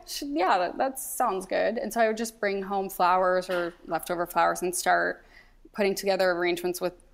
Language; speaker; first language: English; native; English